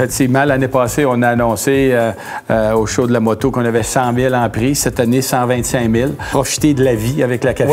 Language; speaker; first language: French; native; French